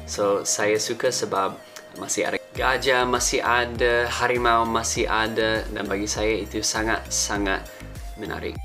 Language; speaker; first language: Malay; non-native, fluent; English